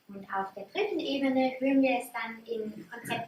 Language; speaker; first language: German; native; German